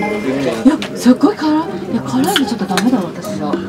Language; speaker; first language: Japanese; native; Japanese